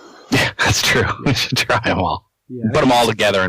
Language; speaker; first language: English; native; English